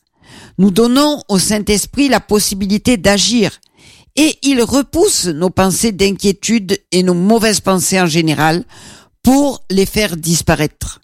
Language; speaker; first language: French; native; French